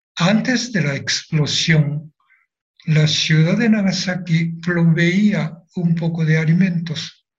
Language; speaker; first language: Spanish; non-native, fluent; Japanese